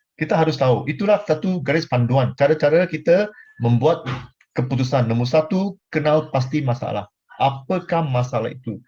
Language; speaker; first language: Malay; non-native, local second language; Chinese